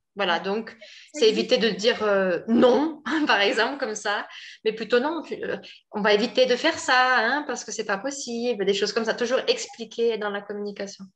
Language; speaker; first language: French; native; French